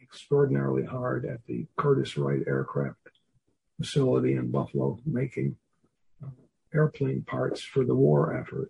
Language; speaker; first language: English; native; English